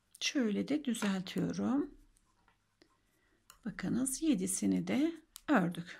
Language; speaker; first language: Turkish; native; Turkish